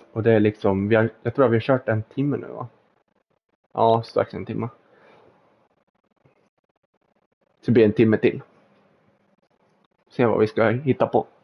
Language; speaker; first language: Swedish; native; Swedish